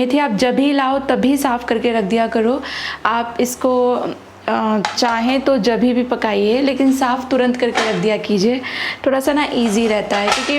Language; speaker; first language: Hindi; native; Hindi